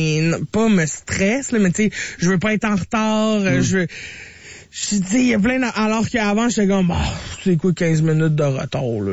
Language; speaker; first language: French; native; French